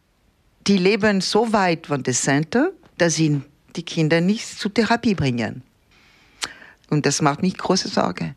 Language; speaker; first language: German; non-native, fluent; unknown